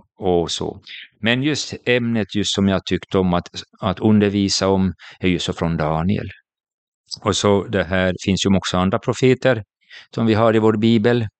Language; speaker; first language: Swedish; native; Swedish